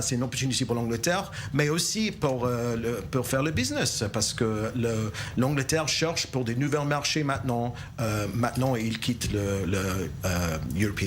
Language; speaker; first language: French; non-native, learner; English